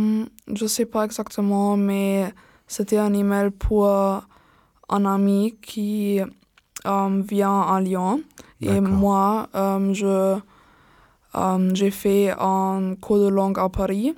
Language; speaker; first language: French; non-native, learner; German